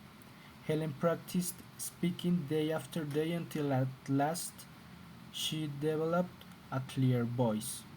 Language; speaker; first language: English; non-native, learner; Spanish